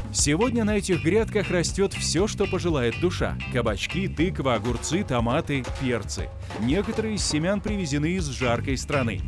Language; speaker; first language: Russian; native; Russian